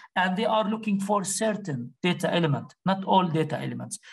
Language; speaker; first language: English; non-native, fluent; Arabic